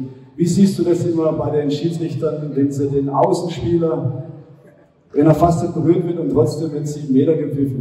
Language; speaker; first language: German; native; German